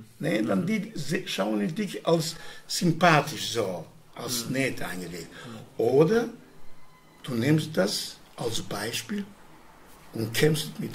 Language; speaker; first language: German; non-native, learner; Romany